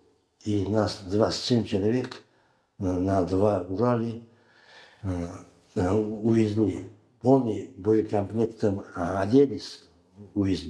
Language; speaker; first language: Russian; non-native, learner; Uzbek